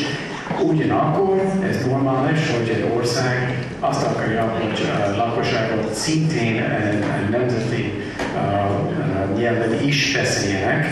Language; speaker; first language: Hungarian; non-native, fluent; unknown